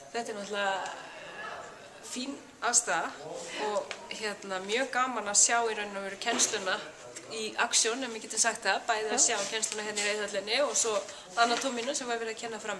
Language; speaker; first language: Icelandic; native; Icelandic